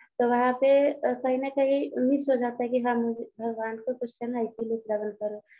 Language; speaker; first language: Hindi; native; Hindi